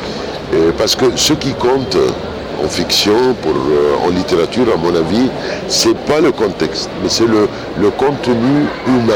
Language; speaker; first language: French; non-native, fluent; Arabic